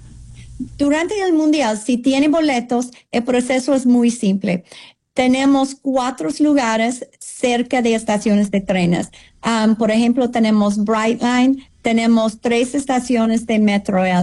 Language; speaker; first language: Spanish; non-native, fluent; English